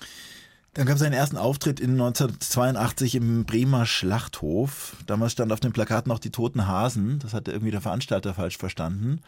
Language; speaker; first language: German; native; German